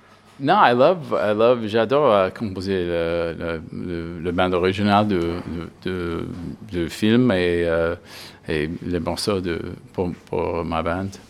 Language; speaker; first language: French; non-native, learner; English